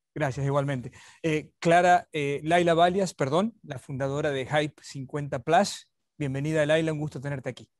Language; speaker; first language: Spanish; native; Spanish